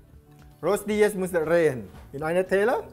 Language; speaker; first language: German; non-native, learner; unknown